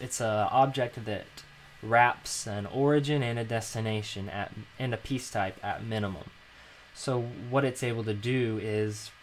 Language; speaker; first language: English; native; English